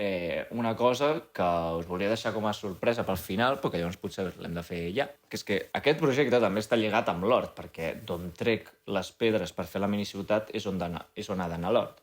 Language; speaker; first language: Catalan; native; Catalan